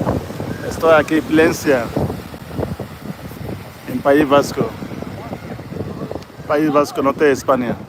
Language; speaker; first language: Spanish; non-native, learner; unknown